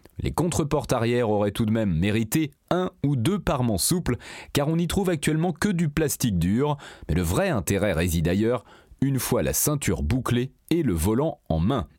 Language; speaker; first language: French; native; French